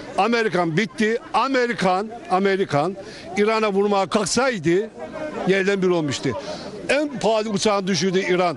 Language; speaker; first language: Turkish; native; Turkish